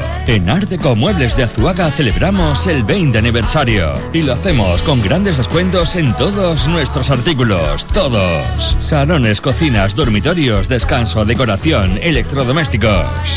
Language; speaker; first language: Spanish; native; Spanish